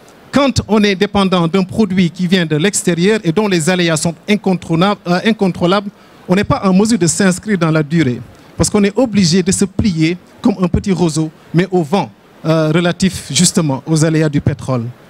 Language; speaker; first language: French; non-native, local second language; Wolof